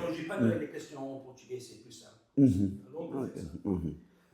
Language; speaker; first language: French; non-native, learner; English